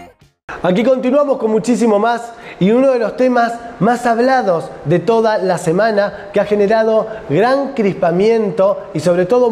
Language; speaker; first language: Spanish; native; Spanish